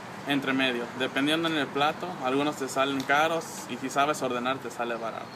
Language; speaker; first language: Spanish; early bilingual, heritage; Spanish